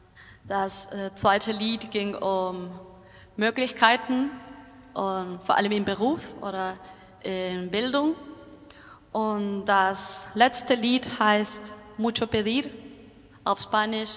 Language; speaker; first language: German; non-native, fluent; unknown